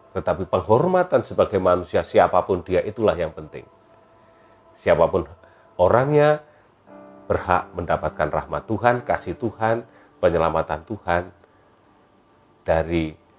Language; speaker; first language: Indonesian; native; Indonesian